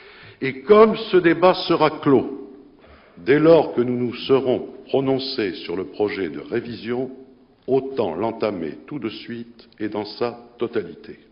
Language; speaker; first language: French; native; French